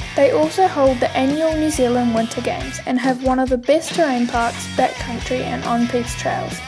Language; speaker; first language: English; native; English